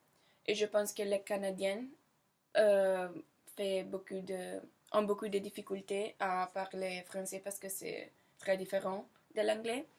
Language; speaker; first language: French; non-native, fluent; Italian